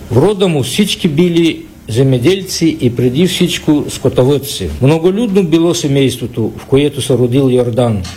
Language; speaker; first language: Bulgarian; early bilingual, heritage; Bulgarian